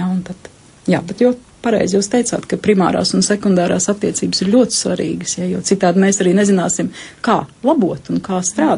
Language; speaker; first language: Latvian; native; Latvian